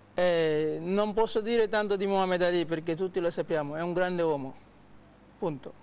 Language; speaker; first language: Italian; non-native, fluent; Wolof